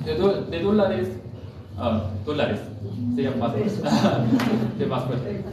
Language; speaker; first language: Spanish; non-native, fluent; Korean